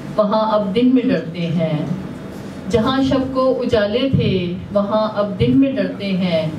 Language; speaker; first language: Urdu; non-native, local second language; Punjabi